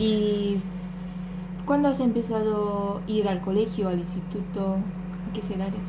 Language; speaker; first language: Spanish; early bilingual, other home language; Romanian